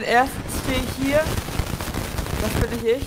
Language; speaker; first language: German; native; German